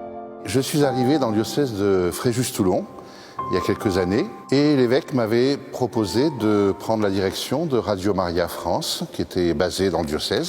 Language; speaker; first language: French; native; French